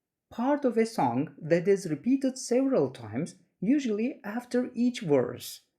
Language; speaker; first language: English; non-native, fluent; Turkish